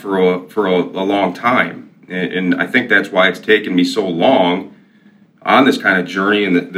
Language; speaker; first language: English; native; English